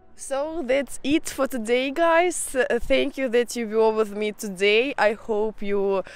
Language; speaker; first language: English; non-native, fluent; Russian